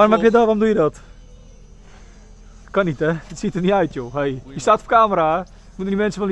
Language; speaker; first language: Dutch; native; Dutch